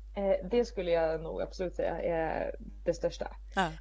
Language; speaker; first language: Swedish; native; Swedish